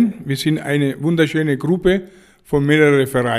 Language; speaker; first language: German; non-native, fluent; Italian